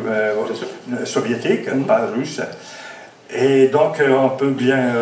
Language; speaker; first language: French; non-native, fluent; Italian